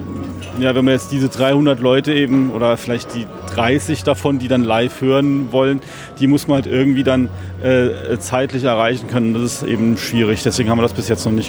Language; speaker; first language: German; native; German